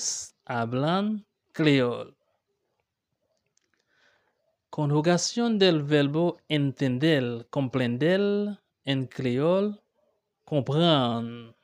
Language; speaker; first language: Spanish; non-native, learner; Haitian Creole